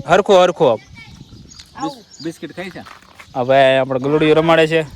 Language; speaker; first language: Gujarati; native; Gujarati